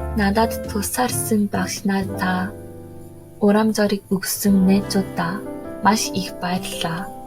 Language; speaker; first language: Mongolian; non-native, learner; Korean